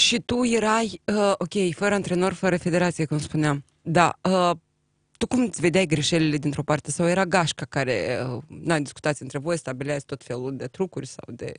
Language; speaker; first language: Romanian; native; Romanian